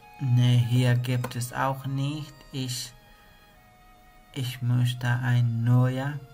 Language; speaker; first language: German; non-native, learner; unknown